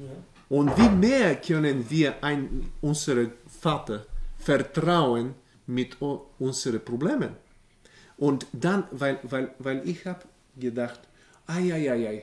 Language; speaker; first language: German; non-native, learner; Bulgarian